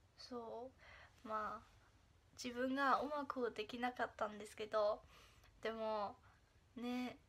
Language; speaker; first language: Japanese; non-native, fluent; Chinese